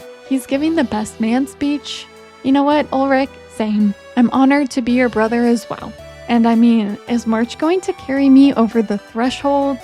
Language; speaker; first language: English; native; English